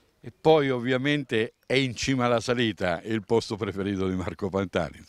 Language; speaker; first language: Italian; native; Italian